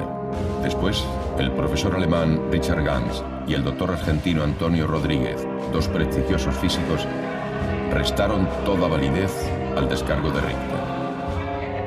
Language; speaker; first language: Spanish; native; Spanish